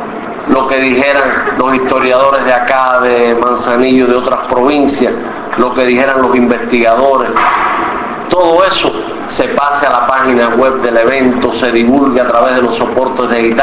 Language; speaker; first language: Spanish; native; Spanish